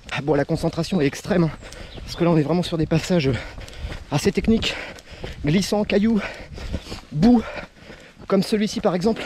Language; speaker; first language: French; native; French